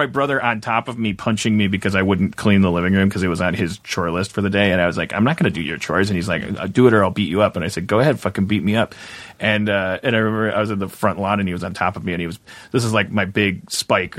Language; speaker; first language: English; native; English